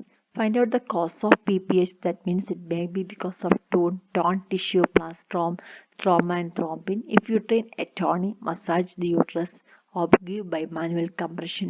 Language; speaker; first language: English; non-native, local second language; Malayalam